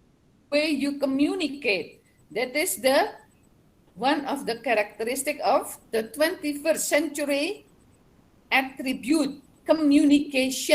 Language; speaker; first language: English; non-native, fluent; Javanese